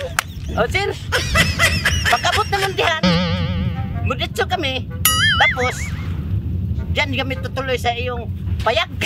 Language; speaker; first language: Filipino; non-native, local second language; Cebuano